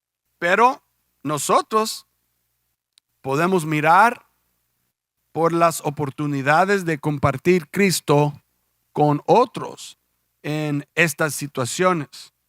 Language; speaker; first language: Spanish; early bilingual, heritage; Spanish